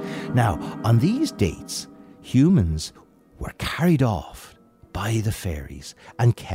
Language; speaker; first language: English; native; English